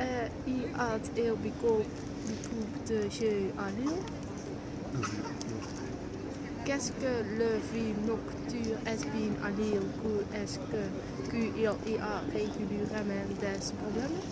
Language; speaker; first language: French; non-native, learner; Dutch